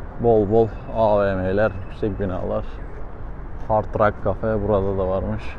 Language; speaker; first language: Turkish; native; Turkish